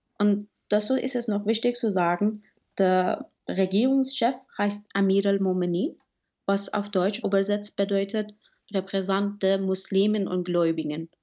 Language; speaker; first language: German; early bilingual, other home language; Persian